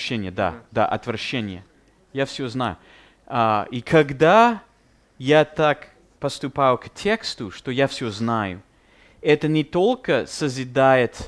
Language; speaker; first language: Russian; non-native, fluent; English